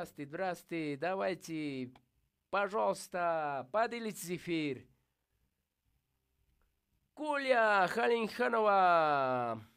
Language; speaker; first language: Russian; non-native, learner; Spanish